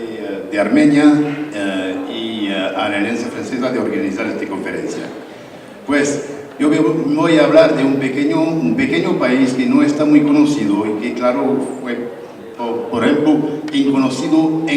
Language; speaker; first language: Spanish; non-native, learner; French